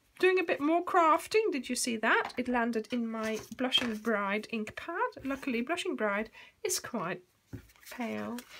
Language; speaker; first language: English; native; English